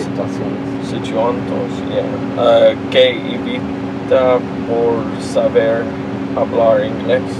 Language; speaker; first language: Spanish; non-native, learner; English